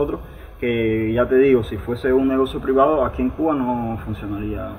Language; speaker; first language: Spanish; native; Spanish